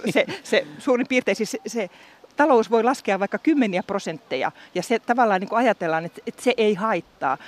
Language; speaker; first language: Finnish; native; Finnish